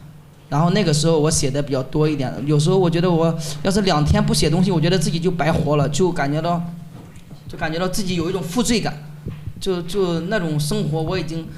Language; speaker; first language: Chinese; native; Chinese